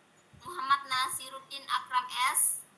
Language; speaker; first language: English; non-native, learner; Indonesian